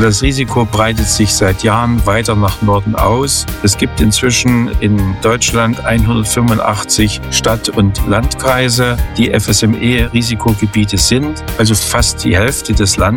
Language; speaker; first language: German; native; German